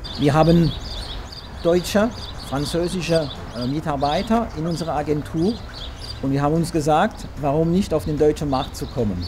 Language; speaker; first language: German; non-native, fluent; French